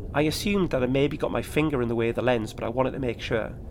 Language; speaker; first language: English; native; English